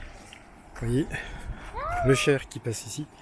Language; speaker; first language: French; native; French